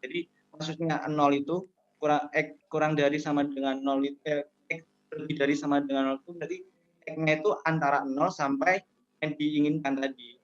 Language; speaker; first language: Indonesian; native; Indonesian